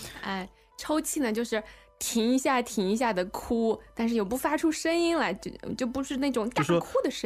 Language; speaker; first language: Chinese; native; Chinese